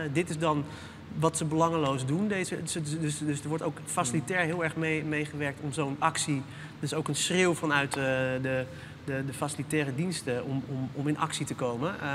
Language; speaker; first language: Dutch; native; Dutch